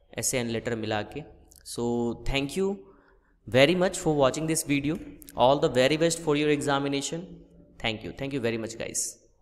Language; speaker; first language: Hindi; native; Hindi